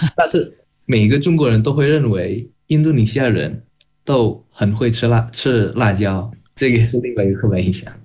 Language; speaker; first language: Chinese; non-native, fluent; Indonesian